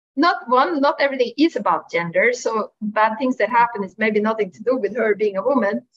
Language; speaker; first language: English; non-native, fluent; Norwegian